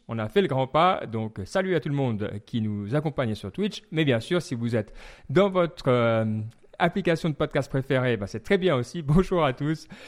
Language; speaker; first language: French; native; French